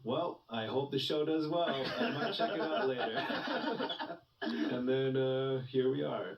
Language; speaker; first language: English; native; English